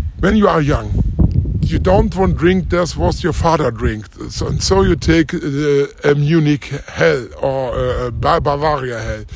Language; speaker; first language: English; non-native, learner; German